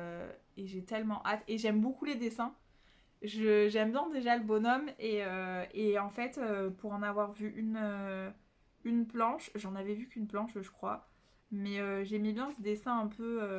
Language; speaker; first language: French; native; French